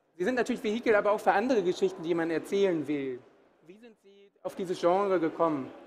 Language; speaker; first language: German; native; German